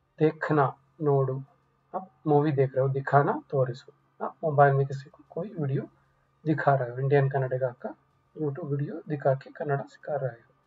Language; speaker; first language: Hindi; non-native, local second language; Kannada